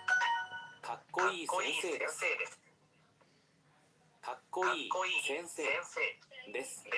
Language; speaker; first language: Japanese; non-native, learner; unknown